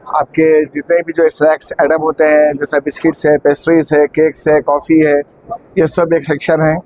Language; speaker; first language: Hindi; non-native, local second language; Urdu